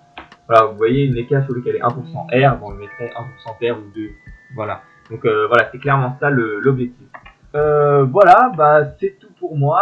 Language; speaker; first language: French; native; French